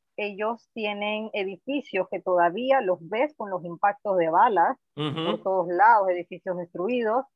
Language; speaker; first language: Spanish; native; Spanish